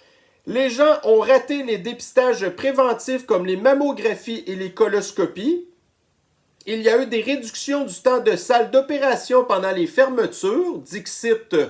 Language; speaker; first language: French; native; French